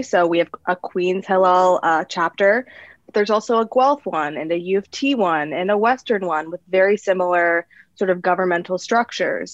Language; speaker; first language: English; native; English